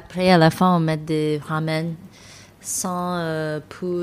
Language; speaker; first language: French; non-native, learner; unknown